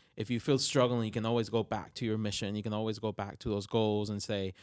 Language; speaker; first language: English; non-native, fluent; Spanish